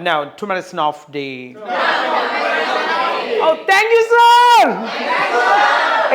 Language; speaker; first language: English; non-native, local second language; Malayalam